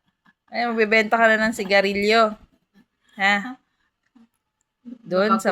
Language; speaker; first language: Filipino; native; Filipino